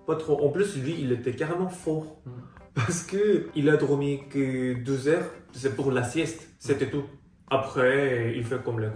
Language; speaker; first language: French; non-native, fluent; Korean